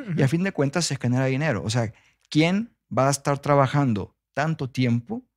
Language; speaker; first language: Spanish; native; Spanish